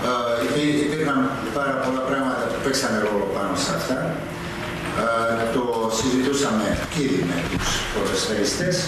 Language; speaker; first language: Greek; non-native, fluent; Serbian